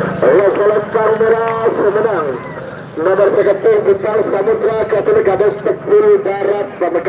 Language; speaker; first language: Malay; non-native, local second language; Madurese